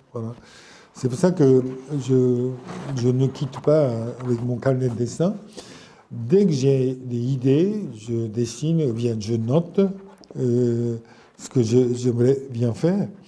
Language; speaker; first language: French; non-native, fluent; Japanese